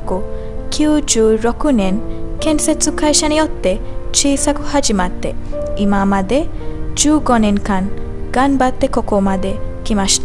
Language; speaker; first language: Japanese; non-native, learner; Sinhala